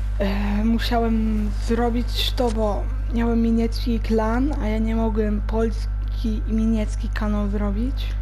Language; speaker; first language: Polish; early bilingual, heritage; German